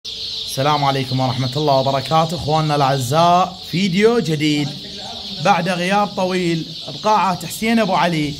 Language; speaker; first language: Arabic; native; Arabic